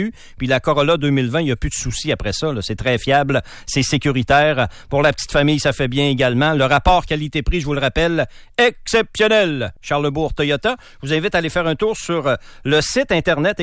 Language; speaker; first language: French; native; French